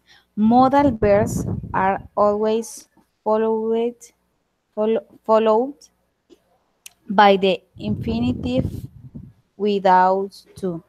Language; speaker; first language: English; non-native, learner; Spanish